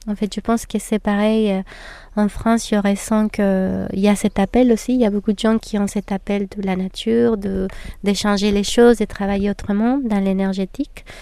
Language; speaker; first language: French; non-native, fluent; Spanish